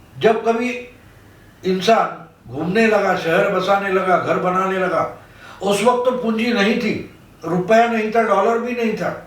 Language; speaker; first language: Hindi; non-native, local second language; Marathi